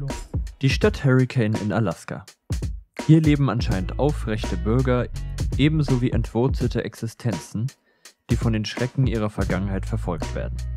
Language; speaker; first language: German; native; German